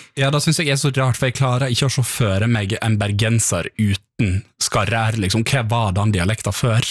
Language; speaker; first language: Norwegian; native; Norwegian